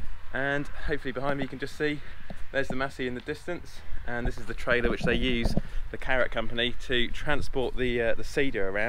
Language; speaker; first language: English; native; English